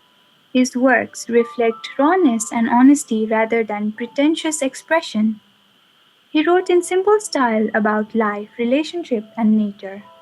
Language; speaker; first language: English; non-native, local second language; Nepali